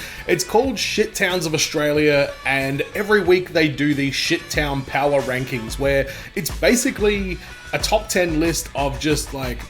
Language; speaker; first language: English; native; English